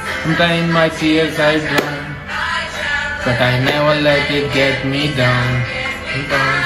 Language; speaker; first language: English; non-native, local second language; Hindi